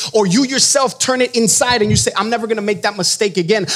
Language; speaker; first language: English; native; English